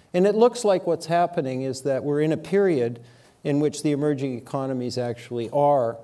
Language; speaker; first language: English; native; English